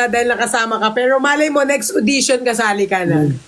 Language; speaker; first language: Filipino; native; Filipino